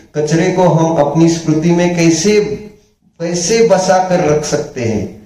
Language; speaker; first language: Hindi; non-native, local second language; Marathi